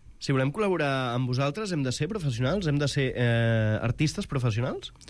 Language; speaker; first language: Catalan; native; Catalan